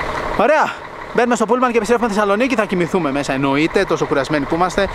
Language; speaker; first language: Greek; native; Greek